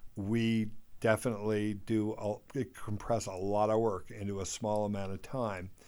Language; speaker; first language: English; native; English